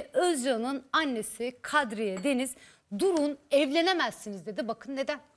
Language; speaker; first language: Turkish; native; Turkish